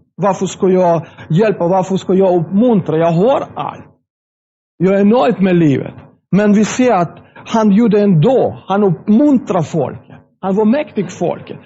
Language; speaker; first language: Swedish; non-native, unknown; Russian